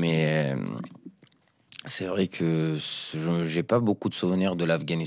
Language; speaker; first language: French; non-native, fluent; Persian